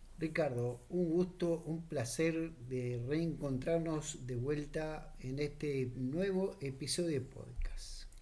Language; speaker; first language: Spanish; native; Spanish